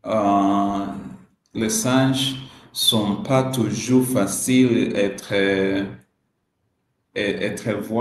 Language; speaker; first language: French; non-native, learner; Swahili